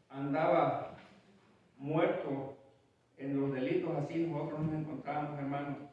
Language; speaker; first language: Spanish; native; Spanish